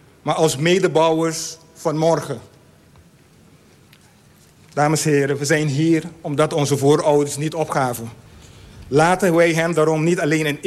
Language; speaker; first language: Dutch; non-native, fluent; Papiamento